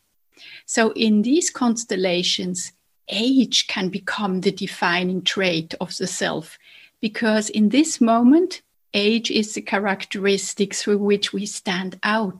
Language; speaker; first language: English; non-native, fluent; German